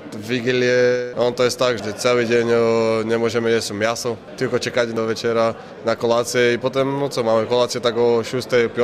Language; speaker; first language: Polish; non-native, learner; Slovak